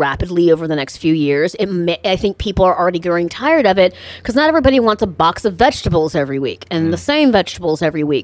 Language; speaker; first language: English; native; English